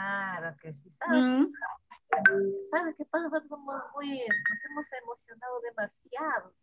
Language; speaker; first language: Spanish; native; Spanish